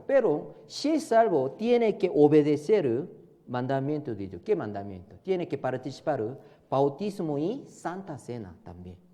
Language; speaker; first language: Spanish; non-native, learner; Korean